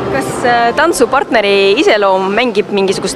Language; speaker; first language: Estonian; native; Estonian